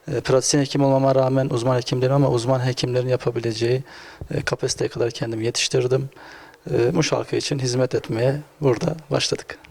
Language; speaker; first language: Turkish; native; Turkish